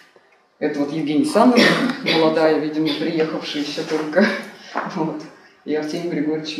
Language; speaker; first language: Russian; native; Russian